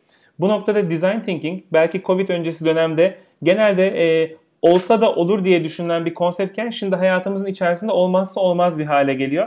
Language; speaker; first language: Turkish; native; Turkish